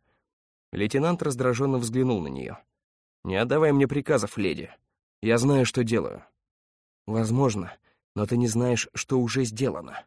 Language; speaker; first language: Russian; native; Russian